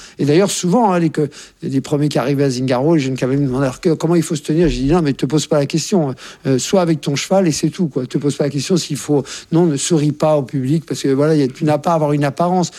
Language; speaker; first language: French; native; French